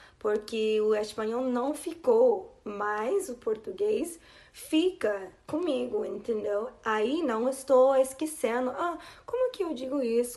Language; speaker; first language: Portuguese; non-native, fluent; English